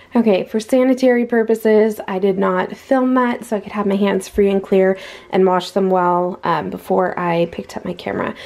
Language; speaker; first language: English; native; English